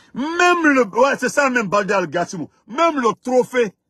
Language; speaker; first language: French; non-native, local second language; Fula